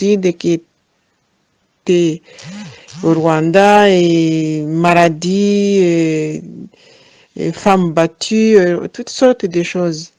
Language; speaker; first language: French; non-native, fluent; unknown